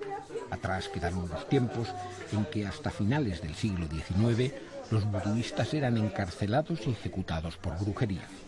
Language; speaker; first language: Spanish; native; Spanish